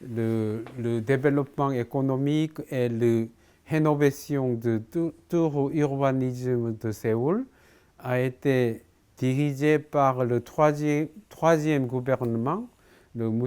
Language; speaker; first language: French; non-native, fluent; Korean